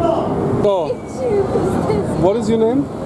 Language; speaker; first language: English; non-native, fluent; German